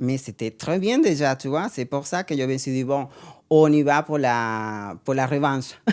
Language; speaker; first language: French; non-native, fluent; Spanish